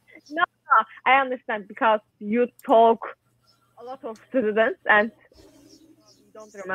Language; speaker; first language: English; non-native, learner; Turkish